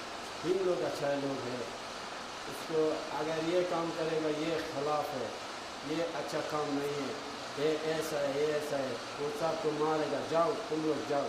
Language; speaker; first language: Hindi; non-native, learner; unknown